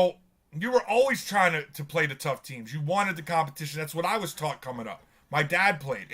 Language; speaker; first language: English; native; English